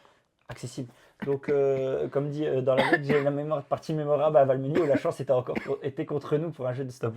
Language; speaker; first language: French; native; French